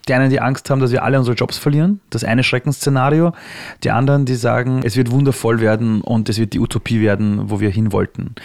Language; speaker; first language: German; early bilingual, other home language; Persian